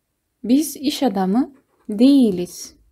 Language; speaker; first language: Turkish; non-native, fluent; Kazakh